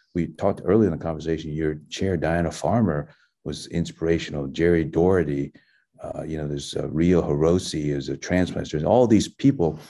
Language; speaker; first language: English; early bilingual, other home language; Min Nan Chinese